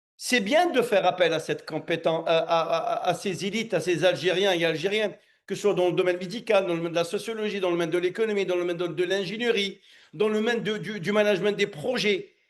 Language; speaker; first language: French; non-native, local second language; Arabic